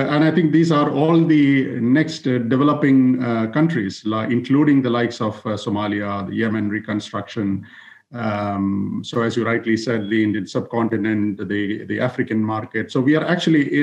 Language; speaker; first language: English; non-native, local second language; Malayalam